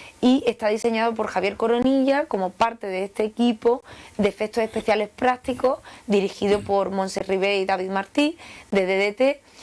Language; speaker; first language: Spanish; native; Spanish